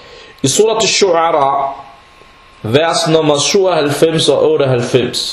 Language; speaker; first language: Danish; early bilingual, other home language; Arabic